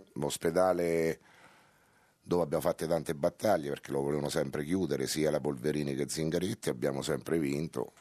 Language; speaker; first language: Italian; native; Italian